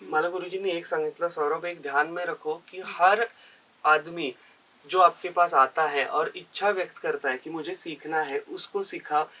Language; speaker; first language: Hindi; non-native, local second language; Marathi